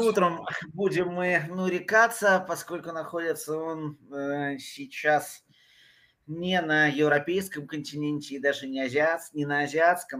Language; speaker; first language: Russian; native; Russian